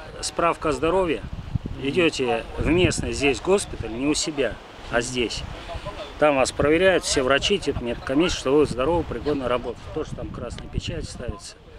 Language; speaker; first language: Russian; native; Russian